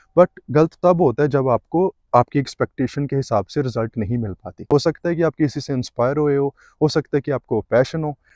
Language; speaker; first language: Hindi; non-native, local second language; Punjabi